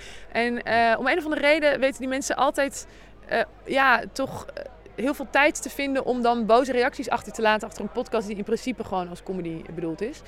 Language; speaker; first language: Dutch; native; Dutch